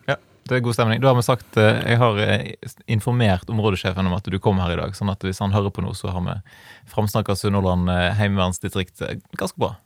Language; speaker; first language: Norwegian; native; Norwegian